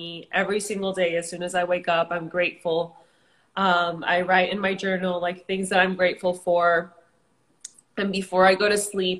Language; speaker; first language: English; early bilingual, other home language; Spanish